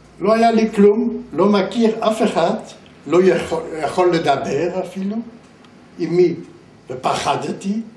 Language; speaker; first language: Hebrew; non-native, fluent; German